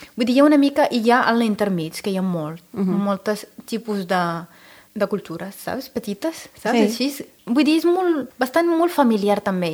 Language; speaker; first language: Catalan; non-native, fluent; Arabic